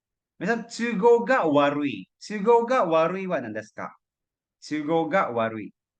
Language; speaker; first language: Japanese; non-native, fluent; Cebuano